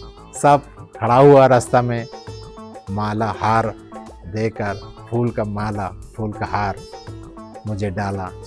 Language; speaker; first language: Hindi; early bilingual, heritage; Hindi